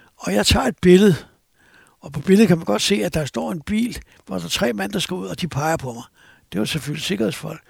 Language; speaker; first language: Danish; native; Danish